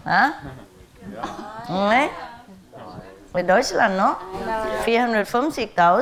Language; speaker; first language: German; non-native, learner; Vietnamese